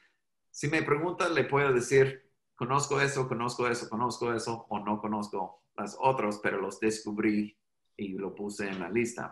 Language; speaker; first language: Spanish; non-native, fluent; English